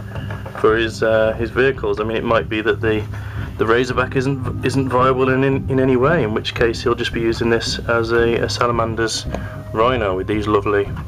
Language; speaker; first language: English; native; English